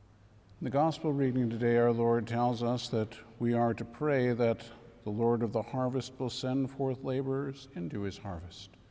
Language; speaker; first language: English; native; English